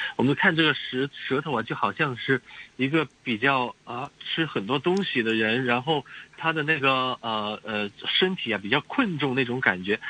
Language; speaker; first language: Chinese; non-native, local second language; Cantonese